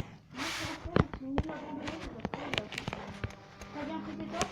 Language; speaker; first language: French; native; French